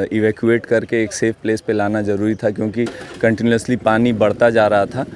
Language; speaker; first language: Hindi; native; Hindi